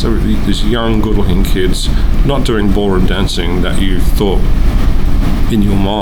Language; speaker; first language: English; native; English